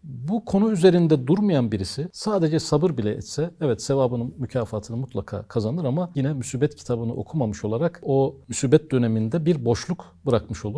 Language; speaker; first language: Turkish; native; Turkish